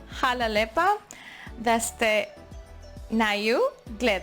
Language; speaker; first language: Slovenian; non-native, learner; Spanish